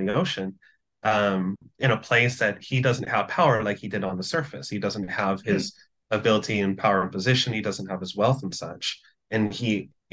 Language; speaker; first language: English; native; English